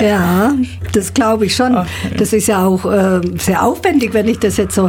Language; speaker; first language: German; native; German